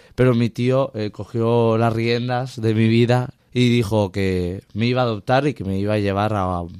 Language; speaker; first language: Spanish; native; Spanish